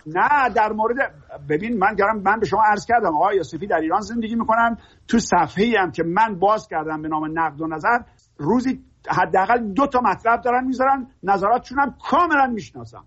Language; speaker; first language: Persian; native; Persian